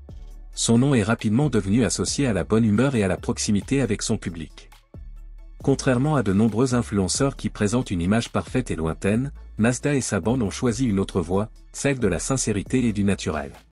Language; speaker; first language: French; native; French